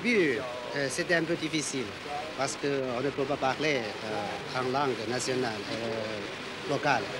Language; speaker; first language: French; non-native, fluent; Chinese